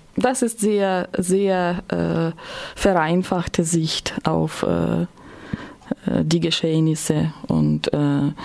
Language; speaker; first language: German; non-native, fluent; Ukrainian